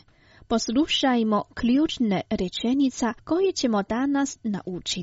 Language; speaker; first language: Croatian; non-native, fluent; Chinese